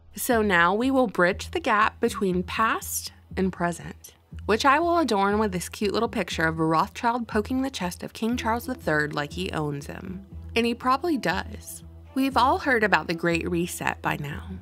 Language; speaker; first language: English; native; English